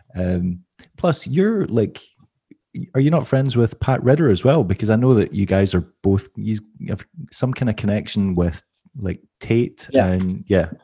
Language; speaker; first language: English; native; English